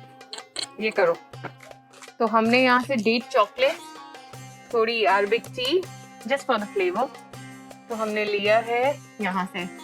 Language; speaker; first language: Hindi; native; Hindi